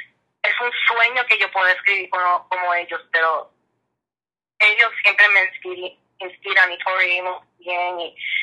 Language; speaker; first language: Spanish; early bilingual, heritage; English